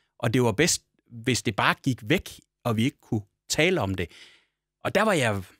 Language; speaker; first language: Danish; native; Danish